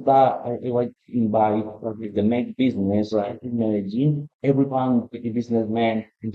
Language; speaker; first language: English; non-native, learner; Spanish